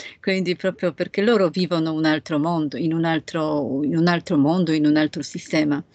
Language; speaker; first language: Italian; non-native, fluent; Polish